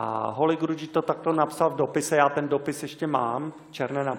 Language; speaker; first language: Czech; native; Czech